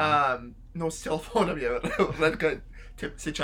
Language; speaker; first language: Russian; non-native, learner; English